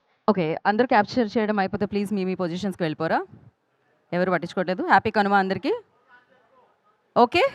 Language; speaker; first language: Telugu; native; Telugu